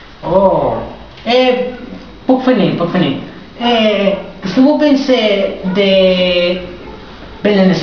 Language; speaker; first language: French; non-native, learner; Spanish